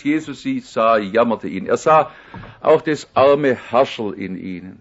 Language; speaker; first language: German; native; German